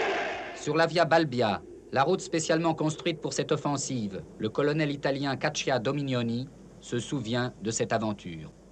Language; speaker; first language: French; native; French